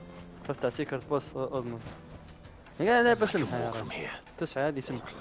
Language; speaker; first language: Arabic; native; Arabic